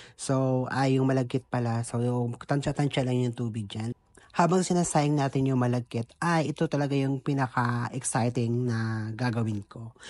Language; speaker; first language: Filipino; non-native, local second language; Cebuano